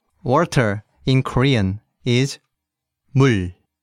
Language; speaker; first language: English; early bilingual, other home language; Korean